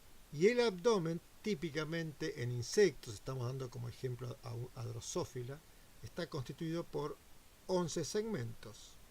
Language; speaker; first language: Spanish; native; Spanish